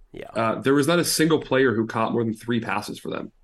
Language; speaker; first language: English; native; English